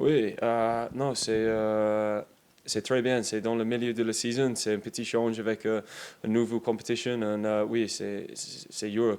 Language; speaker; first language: French; non-native, learner; English